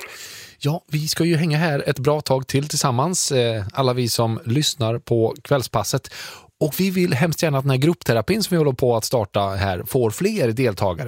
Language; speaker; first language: Swedish; native; Swedish